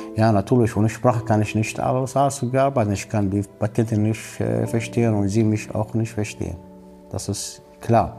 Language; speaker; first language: German; non-native, learner; Arabic